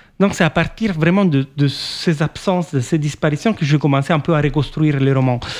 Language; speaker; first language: French; non-native, fluent; Italian